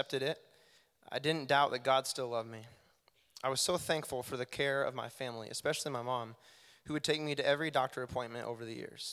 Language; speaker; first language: English; native; English